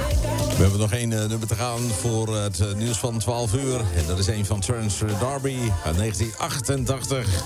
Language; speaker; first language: Dutch; native; Dutch